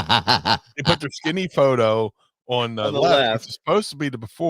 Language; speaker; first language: English; native; English